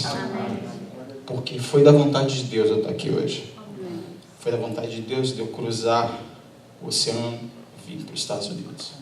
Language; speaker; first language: Portuguese; native; Portuguese